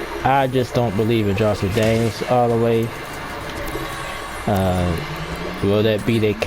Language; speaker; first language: English; native; English